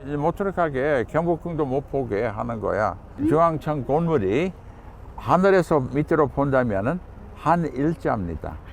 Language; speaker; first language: Korean; non-native, fluent; English